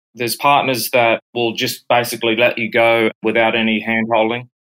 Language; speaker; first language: English; native; English